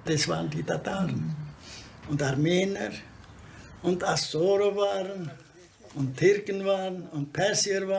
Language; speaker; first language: German; early bilingual, heritage; German